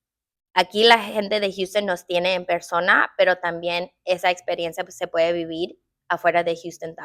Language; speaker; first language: Spanish; early bilingual, heritage; English